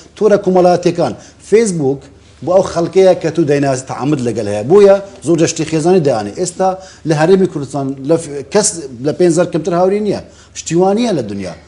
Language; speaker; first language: Central Kurdish; non-native, local second language; Kurdish